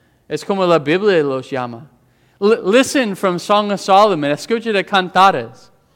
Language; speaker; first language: Spanish; non-native, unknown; English